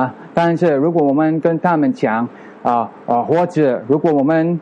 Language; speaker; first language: Chinese; non-native, fluent; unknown